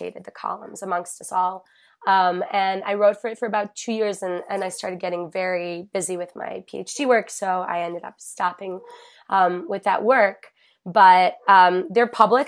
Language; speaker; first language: English; native; English